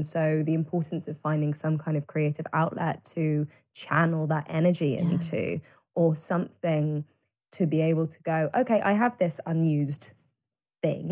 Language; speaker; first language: English; native; English